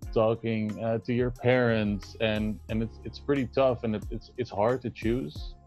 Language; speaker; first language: English; non-native, fluent; Dutch